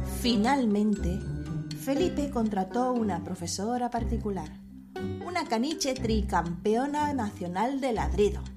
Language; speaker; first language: Spanish; native; Spanish